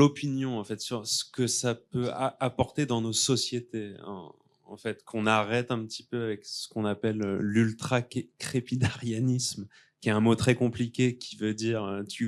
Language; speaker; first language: French; native; French